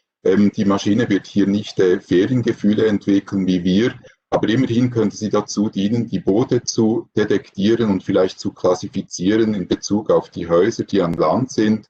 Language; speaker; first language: German; native; German